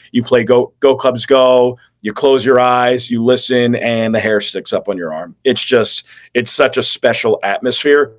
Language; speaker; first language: English; native; English